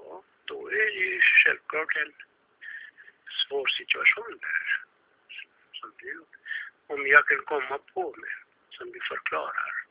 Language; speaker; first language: Swedish; non-native, fluent; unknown